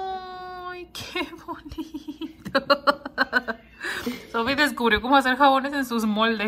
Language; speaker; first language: Spanish; native; Spanish